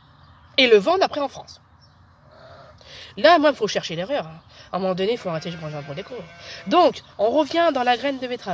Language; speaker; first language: French; native; French